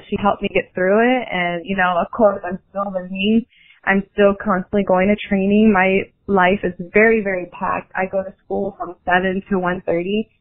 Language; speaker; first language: English; native; English